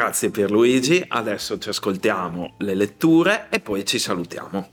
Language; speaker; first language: Italian; native; Italian